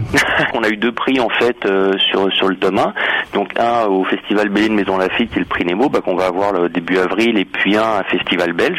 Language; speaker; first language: French; native; French